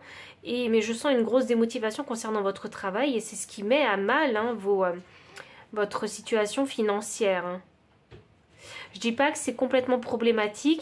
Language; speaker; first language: French; native; French